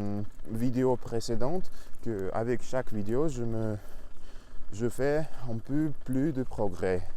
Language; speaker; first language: French; non-native, learner; Russian